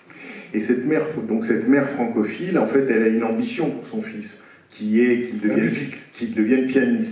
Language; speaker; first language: French; native; French